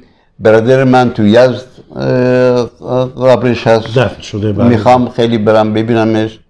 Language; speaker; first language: Persian; early bilingual, other home language; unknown